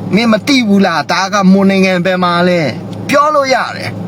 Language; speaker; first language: Burmese; non-native, local second language; Mon